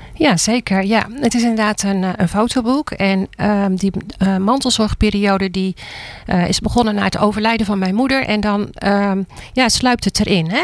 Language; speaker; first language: Dutch; native; Dutch